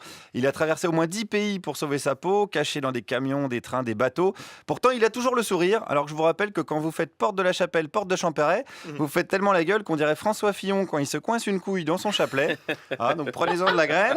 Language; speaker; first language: French; native; French